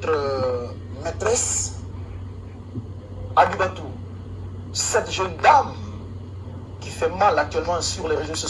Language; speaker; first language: French; native; French